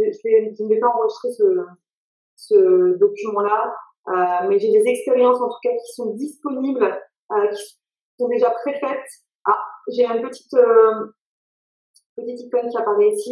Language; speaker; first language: French; native; French